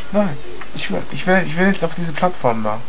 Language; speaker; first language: German; native; German